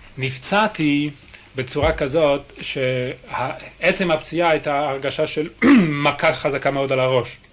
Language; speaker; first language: Hebrew; non-native, fluent; French